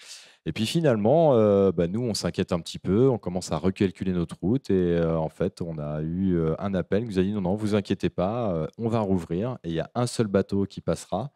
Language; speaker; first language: French; native; French